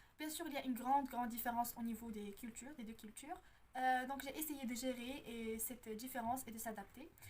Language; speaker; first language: French; non-native, local second language; Arabic